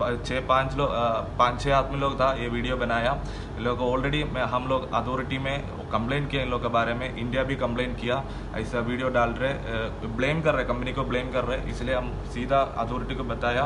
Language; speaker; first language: Hindi; non-native, learner; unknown